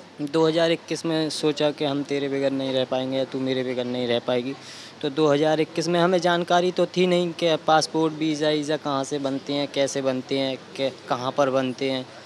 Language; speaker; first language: Hindi; native; Hindi